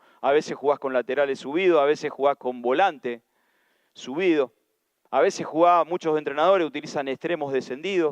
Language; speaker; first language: Spanish; native; Spanish